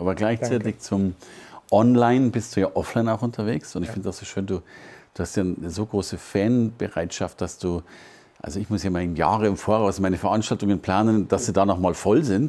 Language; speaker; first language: German; native; German